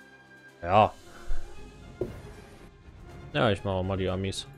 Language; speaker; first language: German; native; German